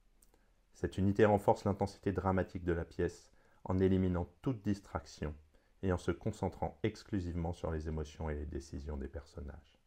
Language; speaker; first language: French; native; French